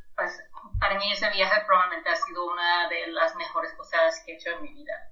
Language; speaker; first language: Spanish; non-native, fluent; German